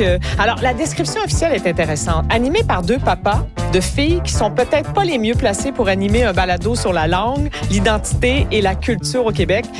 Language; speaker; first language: French; native; French